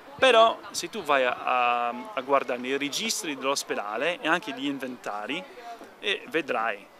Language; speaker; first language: Italian; non-native, fluent; English